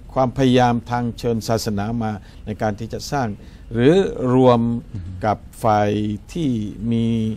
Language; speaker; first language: Thai; non-native, local second language; Pattani Malay